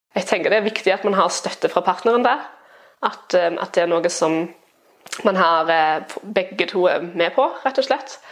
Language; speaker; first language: Norwegian; non-native, fluent; German